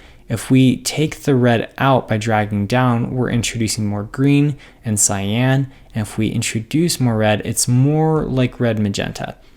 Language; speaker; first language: English; native; English